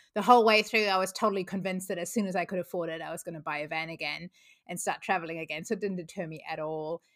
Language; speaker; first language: English; non-native, fluent; German